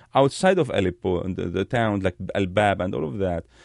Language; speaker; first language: English; non-native, fluent; Arabic